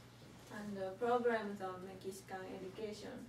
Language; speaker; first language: English; non-native, learner; Japanese